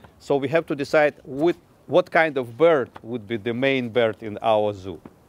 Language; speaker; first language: English; non-native, fluent; Ukrainian